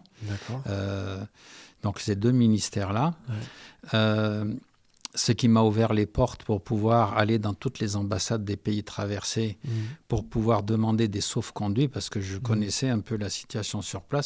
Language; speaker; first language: French; early bilingual, heritage; French